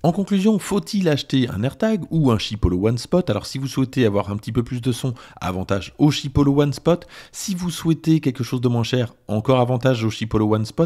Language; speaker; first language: French; native; French